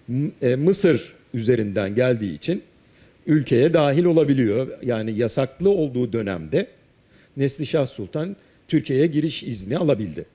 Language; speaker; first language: Turkish; native; Turkish